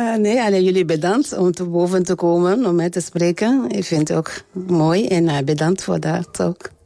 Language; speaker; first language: Dutch; non-native, learner; French